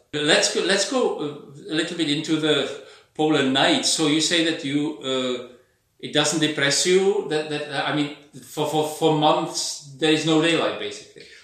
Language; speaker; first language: English; non-native, fluent; Czech